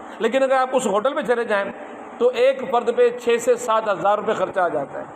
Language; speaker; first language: Urdu; non-native, local second language; Sindhi